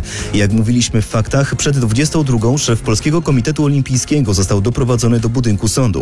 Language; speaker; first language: Polish; native; Polish